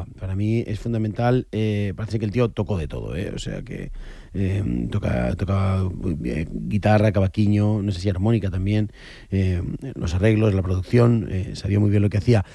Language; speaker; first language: Spanish; native; Spanish